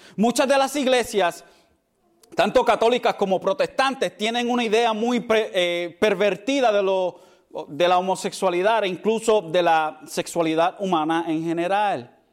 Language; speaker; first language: Spanish; early bilingual, heritage; Spanish